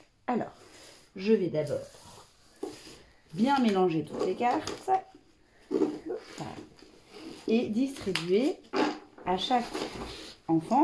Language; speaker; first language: French; native; French